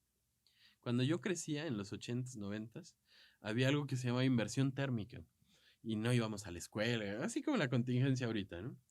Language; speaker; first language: Spanish; native; Spanish